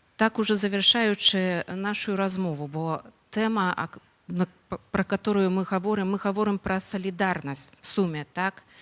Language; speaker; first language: Belarusian; non-native, local second language; Russian